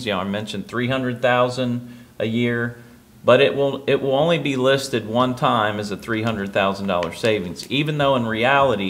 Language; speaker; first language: English; native; English